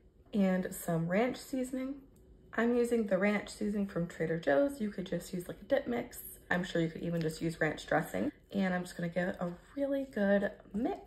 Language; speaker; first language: English; native; English